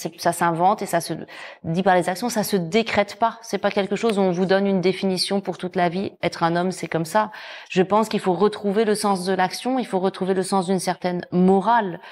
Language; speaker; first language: French; native; French